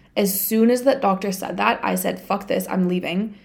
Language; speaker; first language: English; non-native, fluent; Bulgarian